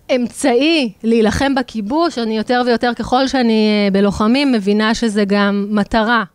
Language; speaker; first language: Hebrew; native; Hebrew